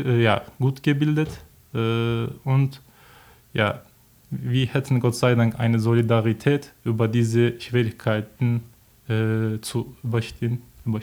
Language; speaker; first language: German; non-native, learner; Turkish